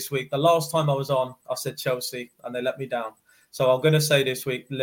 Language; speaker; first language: English; native; English